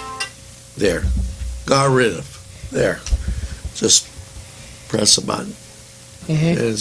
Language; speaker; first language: English; native; English